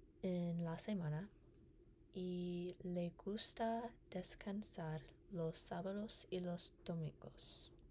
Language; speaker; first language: Spanish; non-native, learner; English